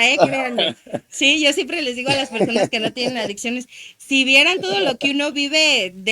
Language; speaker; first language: Spanish; native; Spanish